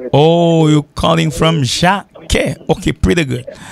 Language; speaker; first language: English; non-native, fluent; Haitian Creole